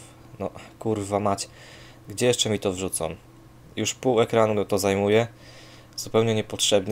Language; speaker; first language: Polish; native; Polish